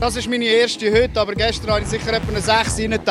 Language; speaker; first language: German; native; German